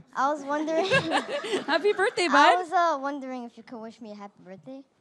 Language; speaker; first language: English; native; English